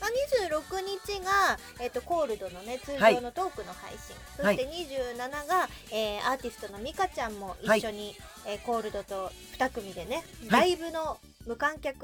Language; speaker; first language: Japanese; native; Japanese